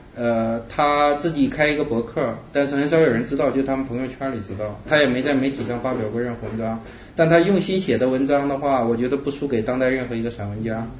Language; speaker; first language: Chinese; native; Chinese